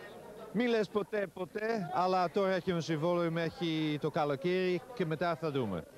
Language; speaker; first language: Greek; non-native, learner; Dutch